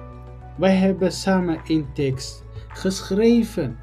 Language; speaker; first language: Dutch; non-native, learner; Tigrinya